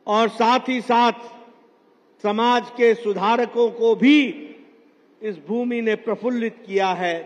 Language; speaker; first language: Hindi; native; Hindi